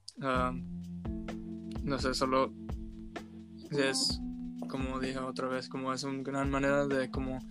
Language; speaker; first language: Spanish; early bilingual, heritage; Spanish